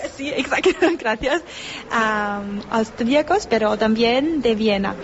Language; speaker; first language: Spanish; non-native, learner; German